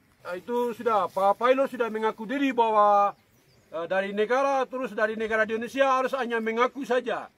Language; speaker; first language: Indonesian; non-native, local second language; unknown